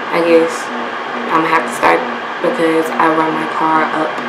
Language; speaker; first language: English; native; English